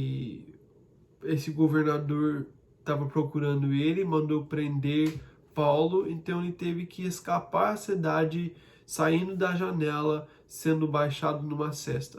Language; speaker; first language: Portuguese; non-native, fluent; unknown